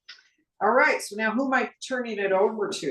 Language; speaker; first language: English; native; English